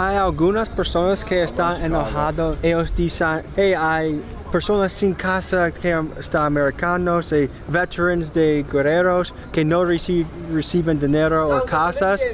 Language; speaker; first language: Spanish; non-native, learner; English